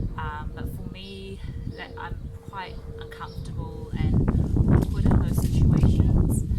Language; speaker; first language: English; early bilingual, other home language; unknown